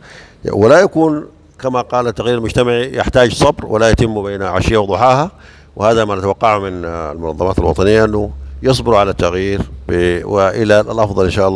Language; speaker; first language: Arabic; native; Arabic